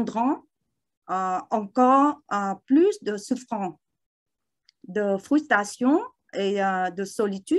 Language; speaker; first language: French; non-native, learner; Vietnamese